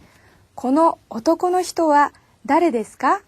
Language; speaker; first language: Japanese; non-native, fluent; Korean